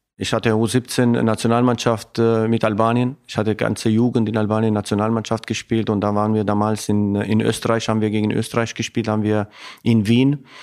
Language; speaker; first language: German; non-native, fluent; Albanian